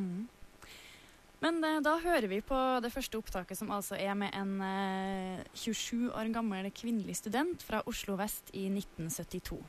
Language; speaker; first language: Norwegian; native; Norwegian